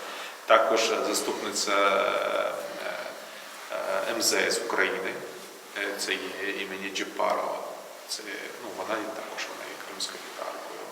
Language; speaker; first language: Ukrainian; non-native, local second language; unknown